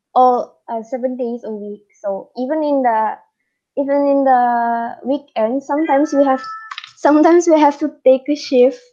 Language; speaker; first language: English; non-native, fluent; Indonesian